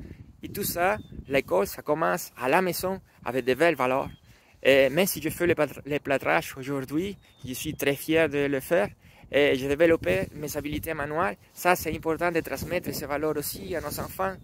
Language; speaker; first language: French; non-native, learner; Spanish